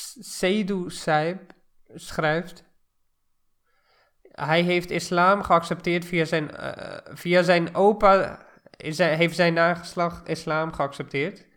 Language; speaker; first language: Dutch; non-native, fluent; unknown